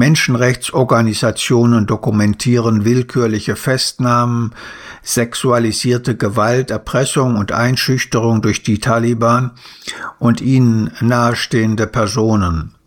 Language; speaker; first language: German; native; German